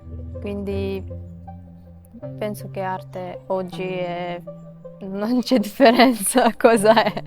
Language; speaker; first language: Italian; non-native, fluent; Macedonian